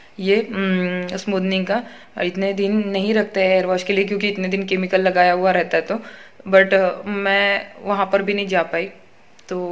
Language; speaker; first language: Hindi; native; Hindi